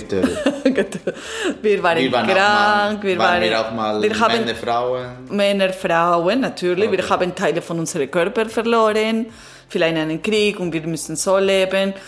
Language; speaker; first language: German; non-native, learner; Italian